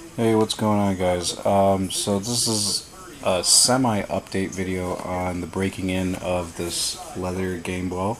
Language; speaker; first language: English; native; English